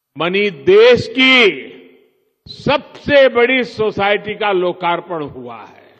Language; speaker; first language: Hindi; non-native, local second language; Gujarati